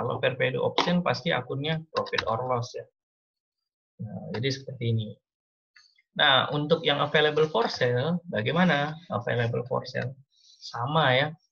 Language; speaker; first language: Indonesian; native; Indonesian